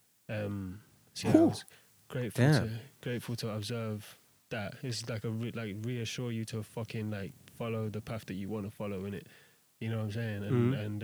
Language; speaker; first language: English; native; English